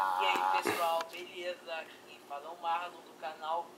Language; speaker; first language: Portuguese; native; Portuguese